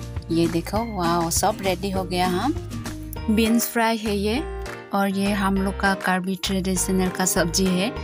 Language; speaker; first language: Hindi; non-native, local second language; Karbi